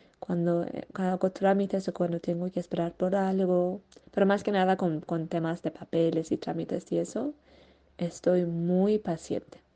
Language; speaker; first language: Spanish; non-native, fluent; Persian